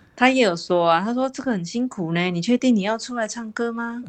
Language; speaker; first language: Chinese; native; Chinese